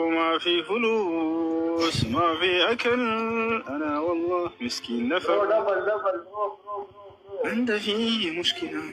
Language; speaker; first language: Arabic; non-native, learner; Amharic